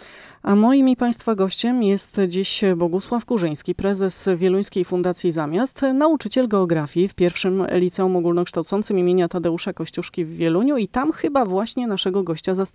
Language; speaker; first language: Polish; native; Polish